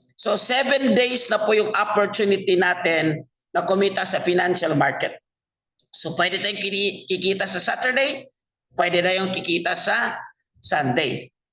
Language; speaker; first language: Filipino; non-native, local second language; Cebuano